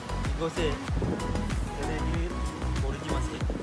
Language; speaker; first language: Korean; non-native, learner; Sinhala